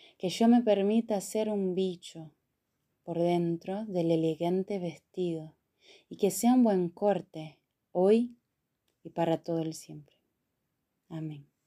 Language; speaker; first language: Spanish; non-native, fluent; Portuguese